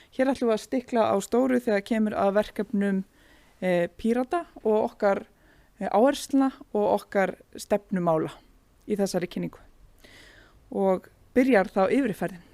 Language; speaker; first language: Icelandic; native; Icelandic